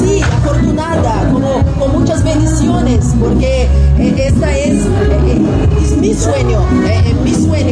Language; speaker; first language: Spanish; non-native, fluent; Portuguese